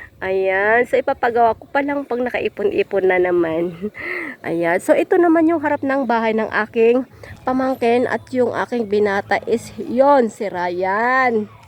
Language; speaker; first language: Filipino; non-native, local second language; Iloko